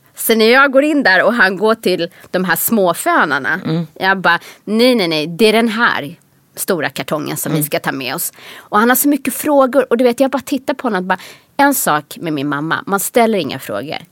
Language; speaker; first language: Swedish; native; Swedish